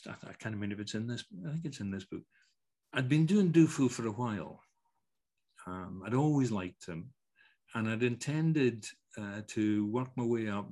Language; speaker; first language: English; early bilingual, other home language; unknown